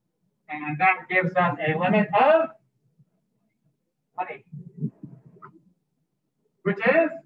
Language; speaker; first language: English; native; English